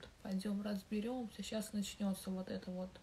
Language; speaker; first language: Russian; native; Russian